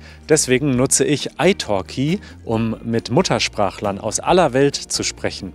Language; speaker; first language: German; native; German